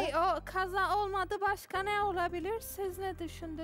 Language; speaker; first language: Turkish; non-native, learner; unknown